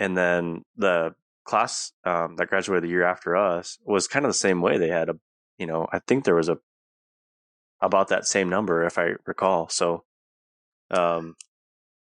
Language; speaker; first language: English; native; English